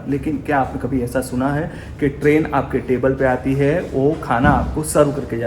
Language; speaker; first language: Hindi; native; Hindi